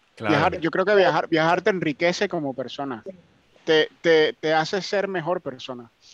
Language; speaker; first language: Spanish; native; Spanish